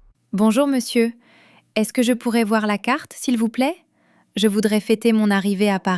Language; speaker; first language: French; non-native, fluent; English